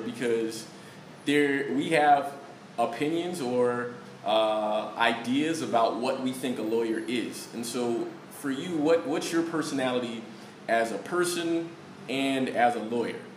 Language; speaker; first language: English; native; English